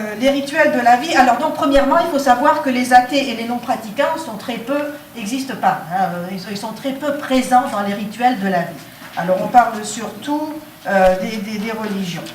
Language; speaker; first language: French; non-native, local second language; Arabic